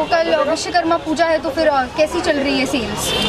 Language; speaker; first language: Hindi; native; Hindi